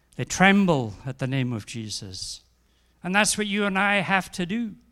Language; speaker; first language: English; native; English